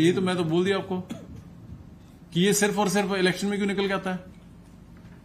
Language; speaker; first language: Hindi; non-native, local second language; Punjabi